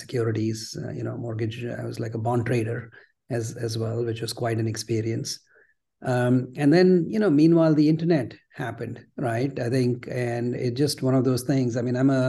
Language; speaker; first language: English; non-native, local second language; Gujarati